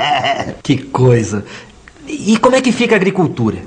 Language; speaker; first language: Portuguese; native; Portuguese